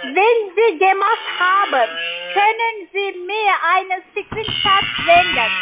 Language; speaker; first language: German; non-native, learner; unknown